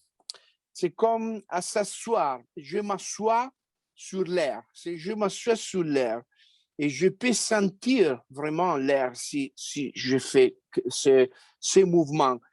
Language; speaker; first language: French; non-native, fluent; Italian